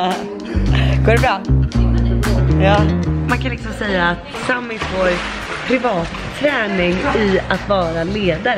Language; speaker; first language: Swedish; native; Swedish